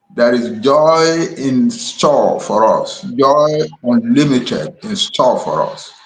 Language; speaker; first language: English; non-native, local second language; Yoruba